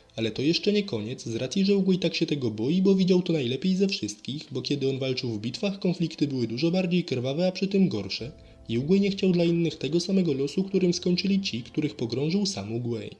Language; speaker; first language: Polish; native; Polish